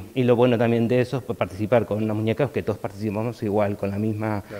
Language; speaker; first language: Spanish; native; Spanish